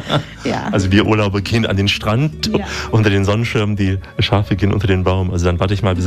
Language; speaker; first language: German; native; German